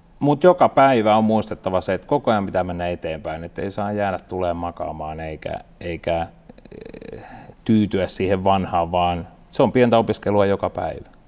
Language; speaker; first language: Finnish; native; Finnish